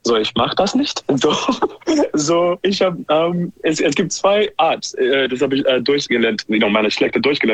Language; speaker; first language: German; non-native, learner; English